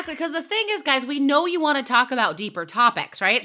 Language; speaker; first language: English; native; English